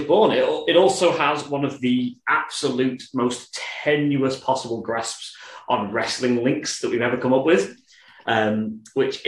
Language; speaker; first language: English; native; English